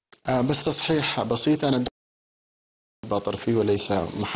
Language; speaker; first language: Arabic; native; Arabic